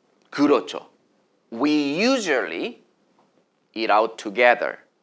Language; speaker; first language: English; non-native, fluent; Korean